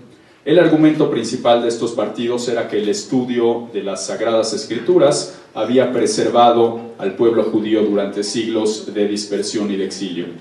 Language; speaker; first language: Spanish; native; Spanish